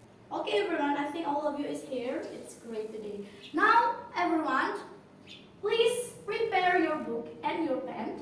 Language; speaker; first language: English; non-native, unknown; Indonesian